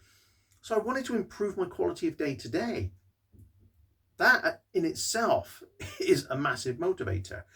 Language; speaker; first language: English; native; English